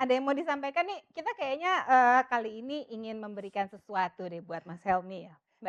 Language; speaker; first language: Indonesian; native; Indonesian